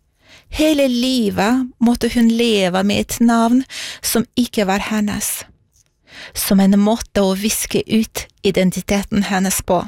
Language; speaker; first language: Norwegian; non-native, fluent; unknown